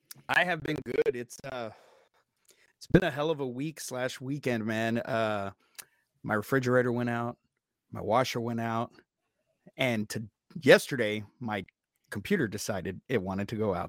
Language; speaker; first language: English; native; English